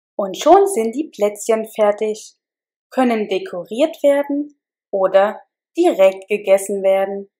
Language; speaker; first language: German; native; German